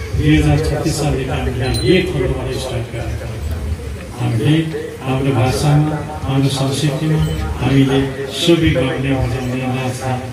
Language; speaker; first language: Nepali; non-native, local second language; Limbu